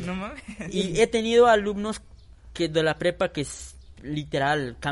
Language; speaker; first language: Spanish; non-native, local second language; Tzotzil